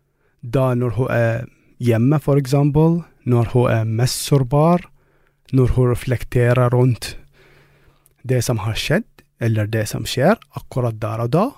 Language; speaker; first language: Norwegian; non-native, fluent; Arabic